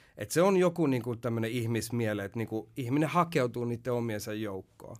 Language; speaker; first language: Finnish; early bilingual, heritage; Finnish